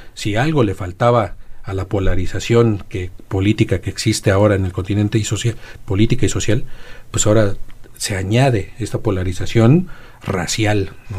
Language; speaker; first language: Spanish; native; Spanish